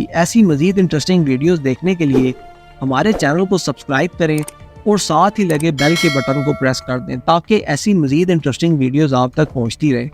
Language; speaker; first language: Urdu; native; Urdu